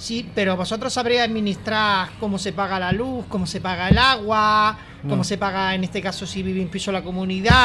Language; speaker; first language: Spanish; native; Spanish